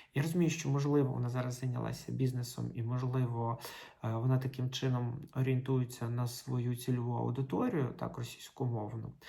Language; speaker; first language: Ukrainian; native; Ukrainian